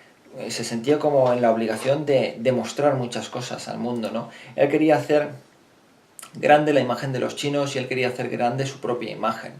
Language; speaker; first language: Spanish; native; Spanish